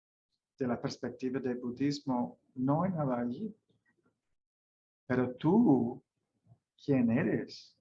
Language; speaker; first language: Spanish; non-native, fluent; English